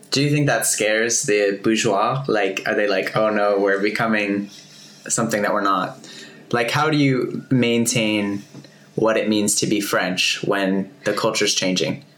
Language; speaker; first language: English; native; English